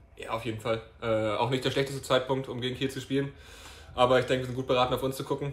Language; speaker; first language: German; native; German